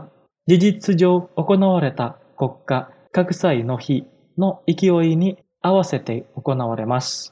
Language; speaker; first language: Japanese; non-native, fluent; Indonesian